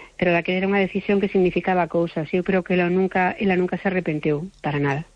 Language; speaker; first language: Galician; non-native, local second language; Spanish